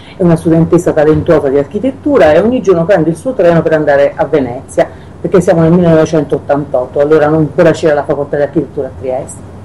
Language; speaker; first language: Italian; native; Italian